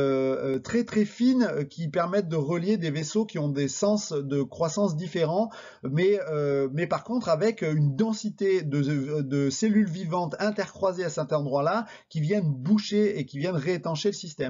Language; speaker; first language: French; native; French